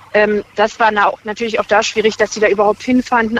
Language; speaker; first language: German; native; German